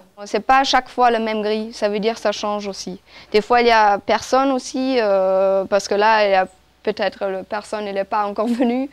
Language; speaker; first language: French; non-native, fluent; German